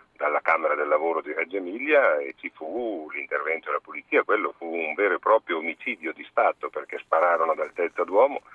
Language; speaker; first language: Italian; native; Italian